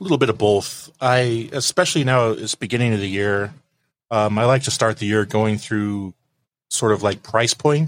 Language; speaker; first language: English; native; English